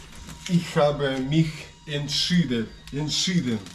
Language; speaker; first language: German; non-native, learner; Russian